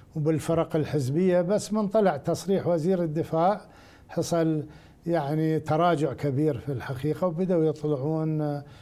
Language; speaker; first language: Arabic; native; Arabic